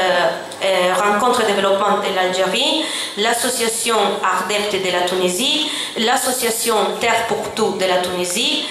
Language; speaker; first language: French; non-native, fluent; Italian